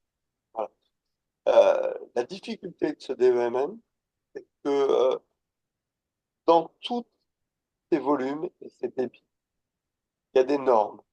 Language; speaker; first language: French; native; French